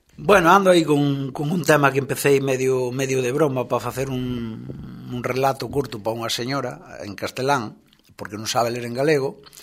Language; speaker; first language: Galician; native; Galician